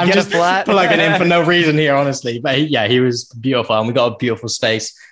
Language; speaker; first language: English; native; English